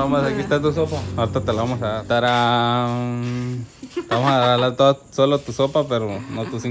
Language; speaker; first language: Spanish; native; Spanish